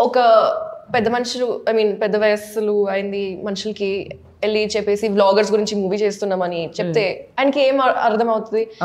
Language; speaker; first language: Telugu; non-native, local second language; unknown